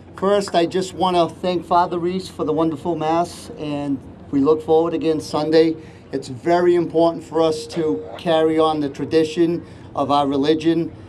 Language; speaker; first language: English; early bilingual, other home language; Portuguese